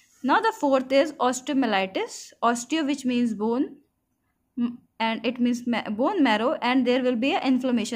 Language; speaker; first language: English; non-native, local second language; Hindi